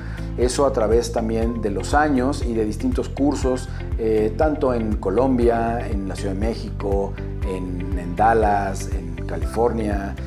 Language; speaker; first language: Spanish; native; Spanish